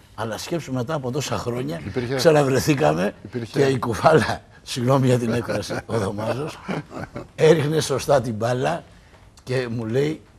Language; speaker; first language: Greek; native; Greek